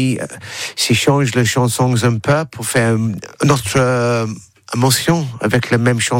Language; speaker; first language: French; non-native, learner; English